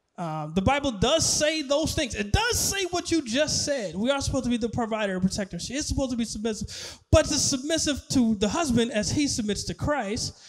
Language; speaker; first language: English; native; English